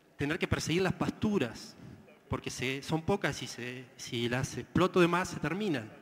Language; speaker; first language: Spanish; native; Spanish